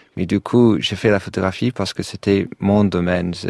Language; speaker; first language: French; non-native, fluent; English